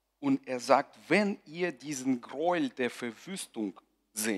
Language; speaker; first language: German; non-native, fluent; Russian